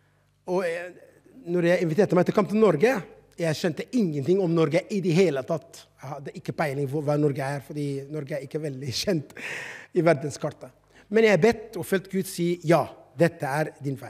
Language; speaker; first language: Norwegian; non-native, fluent; Arabic